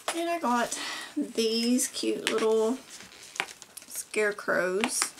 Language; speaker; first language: English; native; English